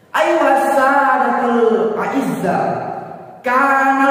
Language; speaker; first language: Arabic; non-native, learner; Indonesian